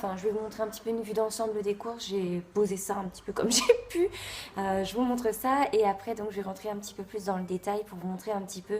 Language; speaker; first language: French; native; French